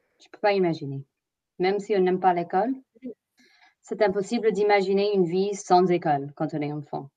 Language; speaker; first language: French; non-native, fluent; English